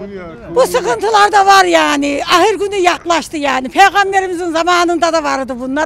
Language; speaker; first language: Turkish; native; Turkish